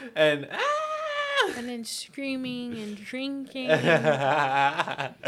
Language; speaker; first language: English; non-native, fluent; Portuguese